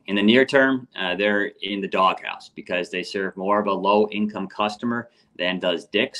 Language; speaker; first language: English; native; English